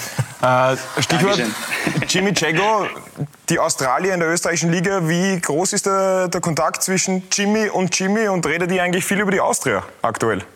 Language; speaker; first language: German; native; German